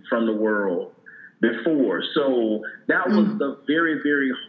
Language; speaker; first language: English; native; English